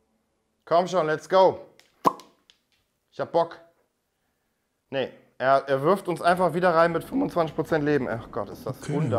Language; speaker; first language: German; native; German